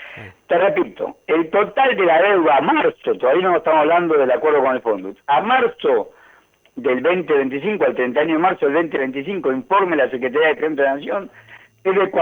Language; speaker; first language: Spanish; native; Spanish